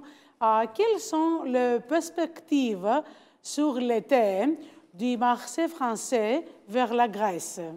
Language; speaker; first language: French; non-native, learner; Greek